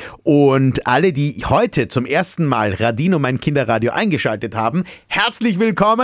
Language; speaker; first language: German; native; German